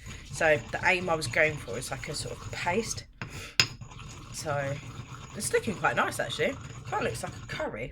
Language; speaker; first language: English; native; English